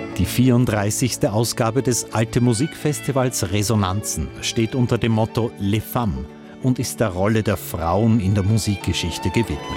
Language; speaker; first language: German; native; German